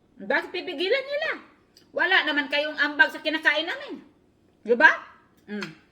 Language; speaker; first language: Filipino; non-native, local second language; Cebuano